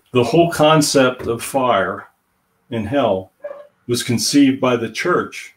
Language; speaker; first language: English; native; English